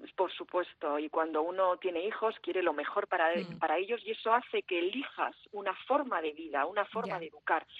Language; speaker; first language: Spanish; early bilingual, heritage; French